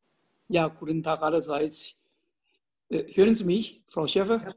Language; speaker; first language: German; non-native, fluent; Chinese